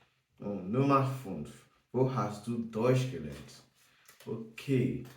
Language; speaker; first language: German; non-native, learner; English